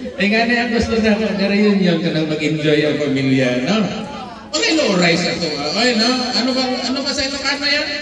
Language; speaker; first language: Filipino; non-native, local second language; Cebuano